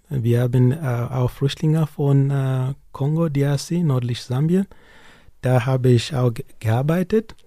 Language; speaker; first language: German; non-native, learner; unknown